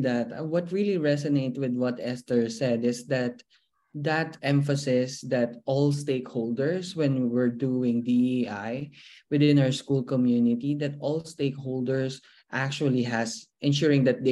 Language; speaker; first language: English; non-native, local second language; Filipino